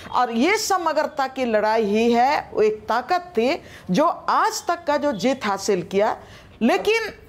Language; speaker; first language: Hindi; non-native, local second language; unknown